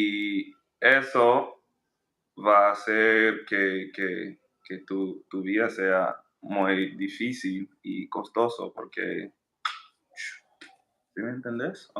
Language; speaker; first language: Spanish; non-native, learner; English